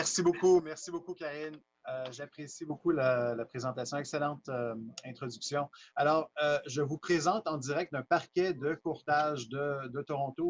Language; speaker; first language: French; native; French